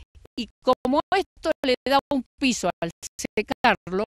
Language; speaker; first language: Spanish; native; Spanish